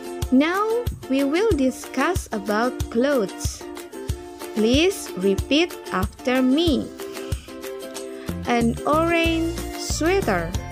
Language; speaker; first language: English; non-native, fluent; Indonesian